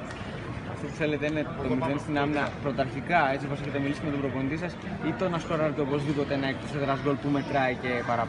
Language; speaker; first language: Greek; native; Greek